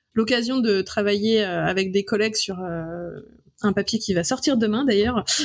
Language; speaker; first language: French; native; French